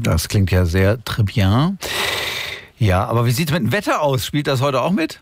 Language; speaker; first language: German; native; German